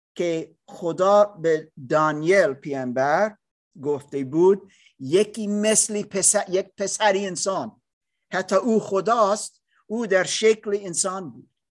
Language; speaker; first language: Persian; non-native, learner; English